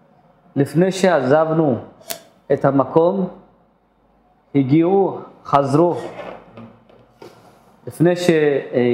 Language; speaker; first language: Hebrew; non-native, fluent; Amharic